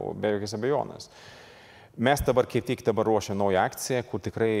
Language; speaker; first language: Lithuanian; non-native, fluent; Swedish